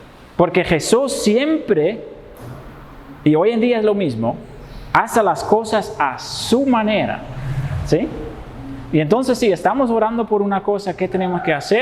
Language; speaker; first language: Spanish; non-native, fluent; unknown